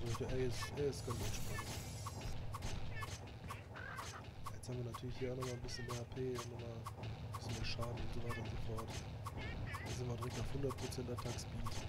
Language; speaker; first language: German; native; German